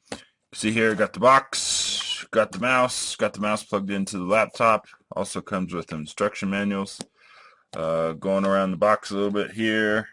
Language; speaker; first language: English; native; English